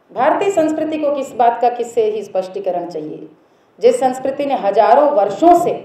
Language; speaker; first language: Hindi; native; Hindi